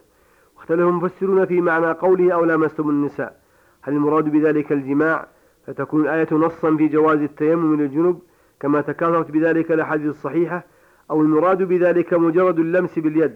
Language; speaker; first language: Arabic; native; Arabic